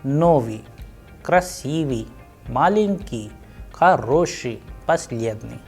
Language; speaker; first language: Russian; non-native, fluent; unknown